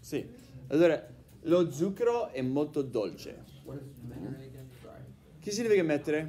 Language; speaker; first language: Italian; non-native, fluent; English